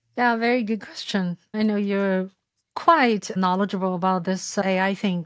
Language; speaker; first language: English; non-native, fluent; Chinese